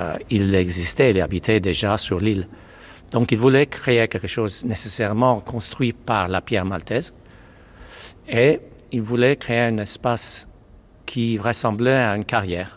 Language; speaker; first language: French; non-native, fluent; Maltese